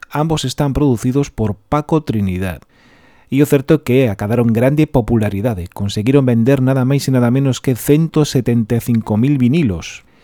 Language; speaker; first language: Galician; non-native, local second language; Spanish